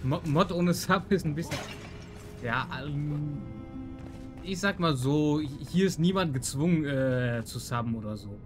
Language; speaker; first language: German; native; German